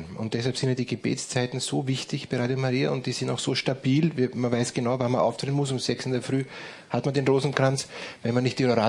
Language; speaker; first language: German; native; German